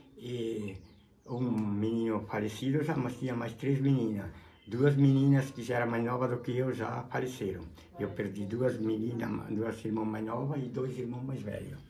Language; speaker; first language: Portuguese; native; Portuguese